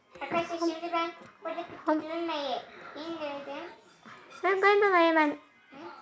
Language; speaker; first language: Turkish; early bilingual, heritage; Turkish